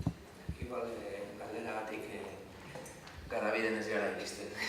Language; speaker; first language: Basque; native; Basque